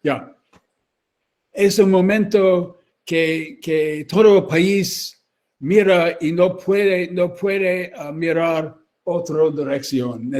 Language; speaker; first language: Spanish; non-native, learner; English